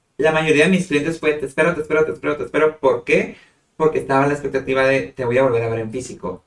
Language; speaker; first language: Spanish; native; Spanish